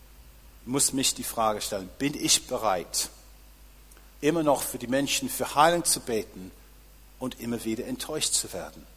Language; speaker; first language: German; non-native, fluent; English